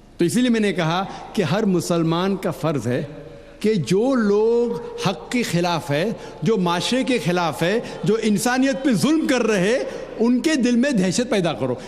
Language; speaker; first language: Urdu; non-native, local second language; Konkani